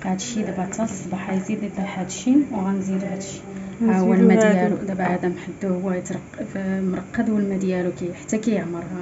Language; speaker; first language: Arabic; native; Arabic